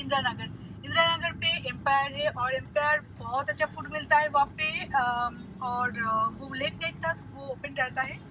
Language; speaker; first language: Hindi; non-native, local second language; Bangla